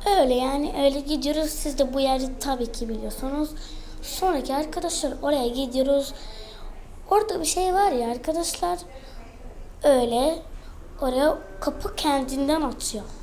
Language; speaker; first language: Turkish; early bilingual, heritage; Turkish